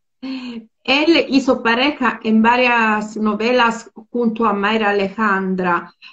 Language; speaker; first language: Spanish; non-native, fluent; Italian